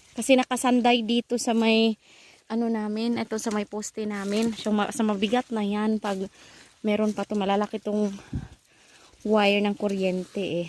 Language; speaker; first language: Filipino; non-native, local second language; Cebuano